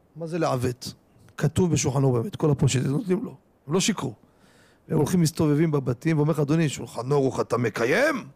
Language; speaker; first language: Hebrew; native; Hebrew